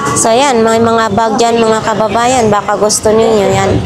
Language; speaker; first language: Filipino; native; Filipino